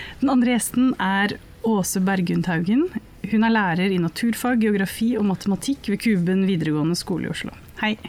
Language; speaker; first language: Norwegian; native; Norwegian